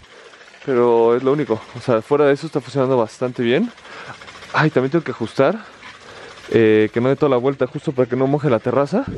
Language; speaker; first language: Spanish; native; Spanish